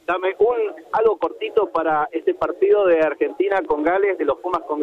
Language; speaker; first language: Spanish; native; Spanish